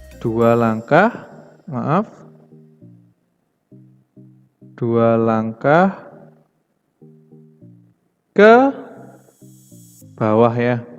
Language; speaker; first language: Indonesian; native; Indonesian